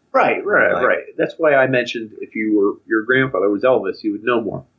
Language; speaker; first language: English; native; English